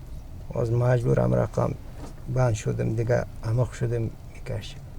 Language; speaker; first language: Persian; non-native, local second language; Kyrgyz